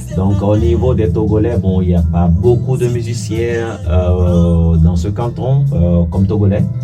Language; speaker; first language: French; non-native, local second language; Ewe